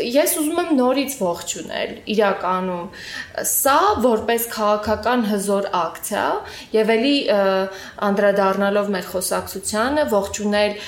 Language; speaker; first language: Armenian; native; Armenian